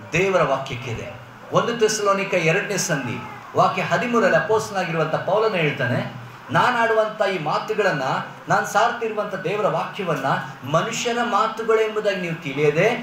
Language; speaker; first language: Kannada; native; Kannada